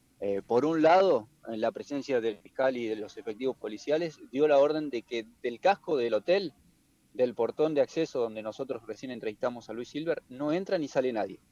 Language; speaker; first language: Spanish; native; Spanish